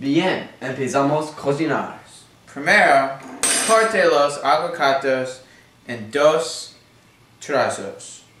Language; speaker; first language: Spanish; non-native, learner; English